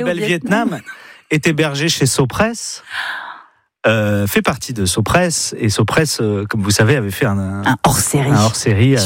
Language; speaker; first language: French; native; French